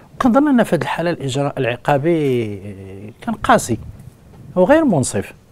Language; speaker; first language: Arabic; non-native, local second language; Berber languages